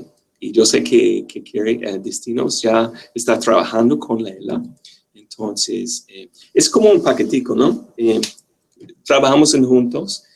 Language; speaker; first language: Spanish; non-native, fluent; English